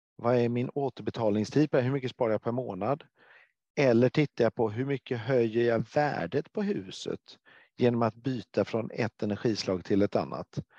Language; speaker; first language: Swedish; native; Swedish